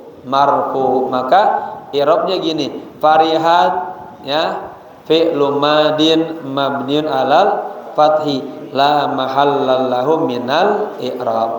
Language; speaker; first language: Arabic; non-native, fluent; Indonesian